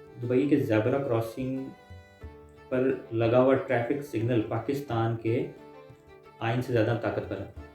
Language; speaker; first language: Urdu; native; Urdu